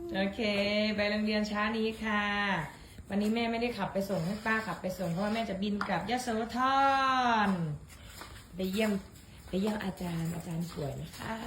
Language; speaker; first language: Thai; native; Thai